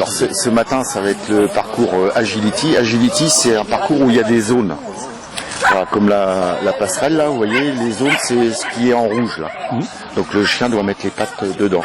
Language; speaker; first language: French; native; French